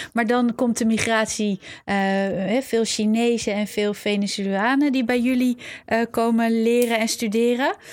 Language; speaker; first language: Dutch; native; Dutch